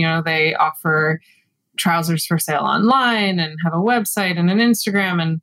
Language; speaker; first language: English; native; English